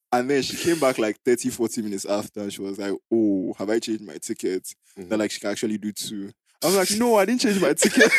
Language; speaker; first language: English; non-native, local second language; Igbo